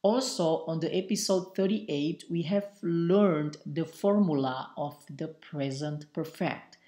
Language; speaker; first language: English; non-native, fluent; Indonesian